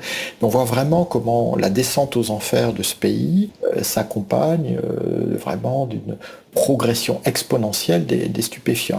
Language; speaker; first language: French; native; French